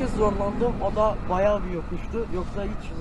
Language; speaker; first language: Turkish; early bilingual, heritage; Turkish